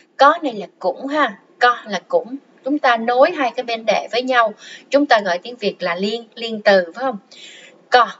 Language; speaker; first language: Vietnamese; non-native, local second language; Khmer